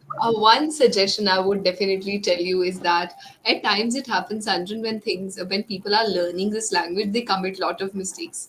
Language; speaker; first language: English; non-native, local second language; Hindi